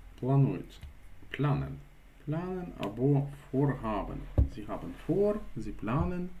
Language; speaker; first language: German; non-native, fluent; Ukrainian